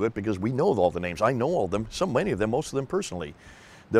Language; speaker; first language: English; native; English